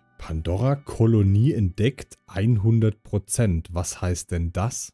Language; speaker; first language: German; native; German